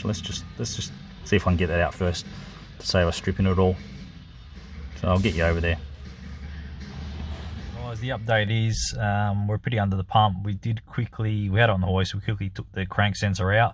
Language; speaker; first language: English; native; English